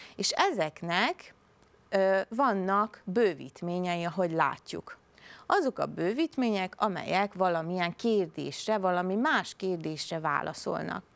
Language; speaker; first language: Hungarian; native; Hungarian